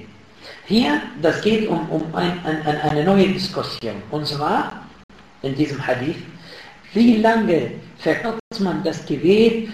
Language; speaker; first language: German; non-native, fluent; Arabic